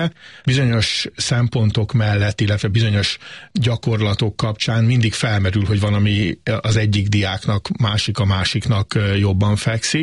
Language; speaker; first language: Hungarian; native; Hungarian